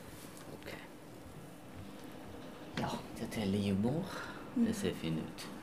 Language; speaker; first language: Norwegian; non-native, fluent; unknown